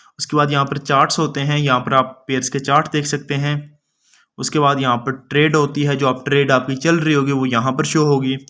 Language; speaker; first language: Urdu; native; Urdu